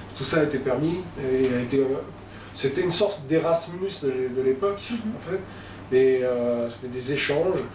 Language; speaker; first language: French; native; French